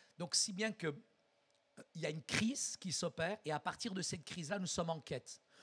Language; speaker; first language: French; early bilingual, other home language; Arabic